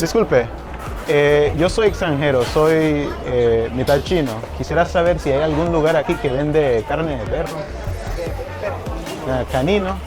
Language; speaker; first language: Spanish; non-native, fluent; English